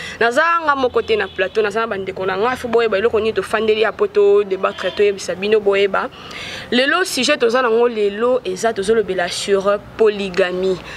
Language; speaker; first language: Lingala; native; Lingala